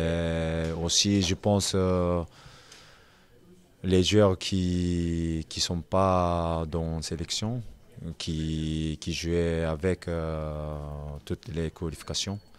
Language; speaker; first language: French; non-native, learner; Japanese